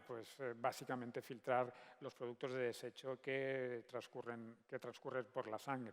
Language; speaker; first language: Spanish; native; Spanish